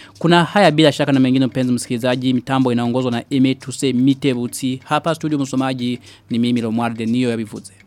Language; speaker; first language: Swahili; non-native, local second language; Rundi